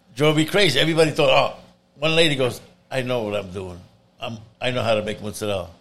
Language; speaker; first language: English; non-native, fluent; Italian